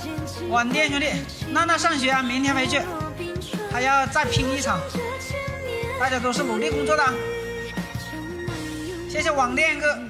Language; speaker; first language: Chinese; native; Chinese